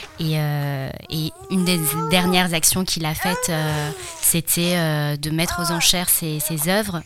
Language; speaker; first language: French; early bilingual, other home language; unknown